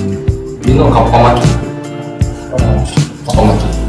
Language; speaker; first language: English; non-native, learner; Japanese